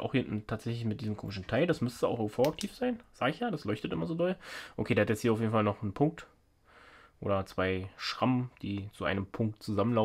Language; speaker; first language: German; native; German